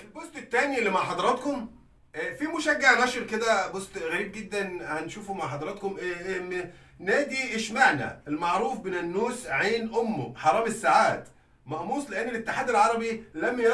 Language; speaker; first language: Arabic; native; Arabic